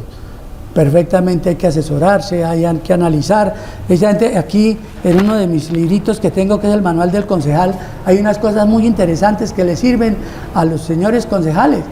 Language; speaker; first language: Spanish; native; Spanish